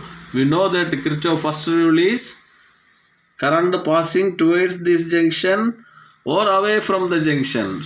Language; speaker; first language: English; non-native, local second language; Tamil